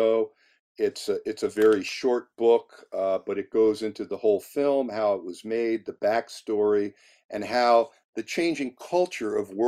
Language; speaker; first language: English; native; English